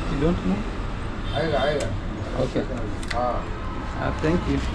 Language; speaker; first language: English; non-native, fluent; Rundi